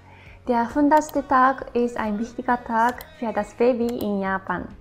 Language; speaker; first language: German; non-native, fluent; Japanese